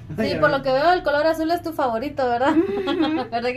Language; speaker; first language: Spanish; native; Spanish